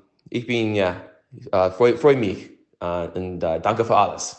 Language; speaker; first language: German; non-native, learner; English